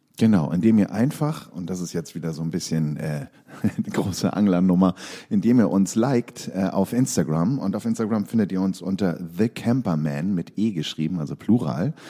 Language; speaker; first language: German; native; German